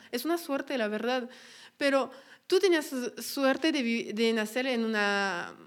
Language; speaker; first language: Spanish; non-native, fluent; French